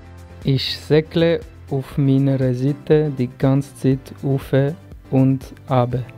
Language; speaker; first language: German; non-native, local second language; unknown